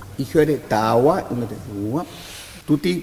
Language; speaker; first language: German; non-native, fluent; Spanish